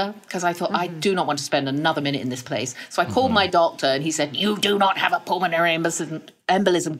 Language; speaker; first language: English; native; English